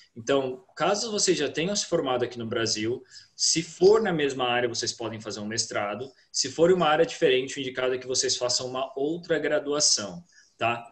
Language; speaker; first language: Portuguese; native; Portuguese